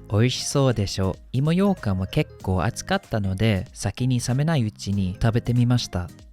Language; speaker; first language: Japanese; non-native, fluent; English